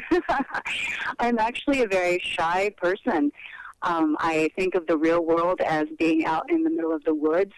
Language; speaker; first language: English; native; English